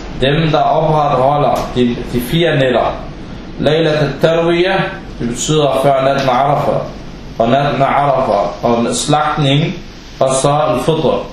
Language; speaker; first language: Danish; non-native, fluent; Arabic